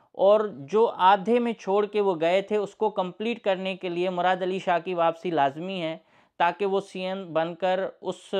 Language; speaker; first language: Urdu; non-native, local second language; Sindhi